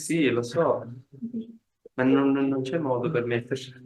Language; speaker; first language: Italian; native; Italian